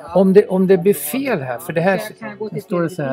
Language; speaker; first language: Swedish; native; Swedish